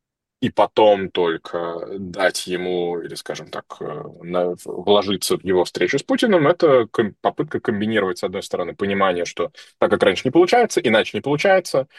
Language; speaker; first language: Russian; native; Russian